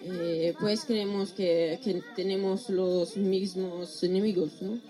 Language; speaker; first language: Spanish; non-native, learner; Italian